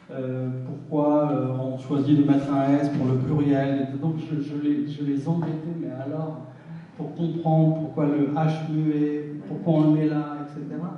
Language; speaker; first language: French; early bilingual, other home language; Arabic